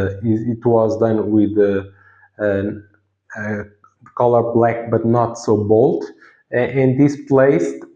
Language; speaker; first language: English; non-native, fluent; Portuguese